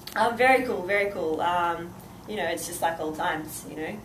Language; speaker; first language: English; native; English